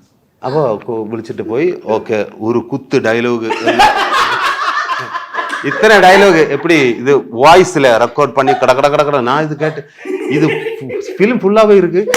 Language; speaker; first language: Tamil; non-native, learner; Malayalam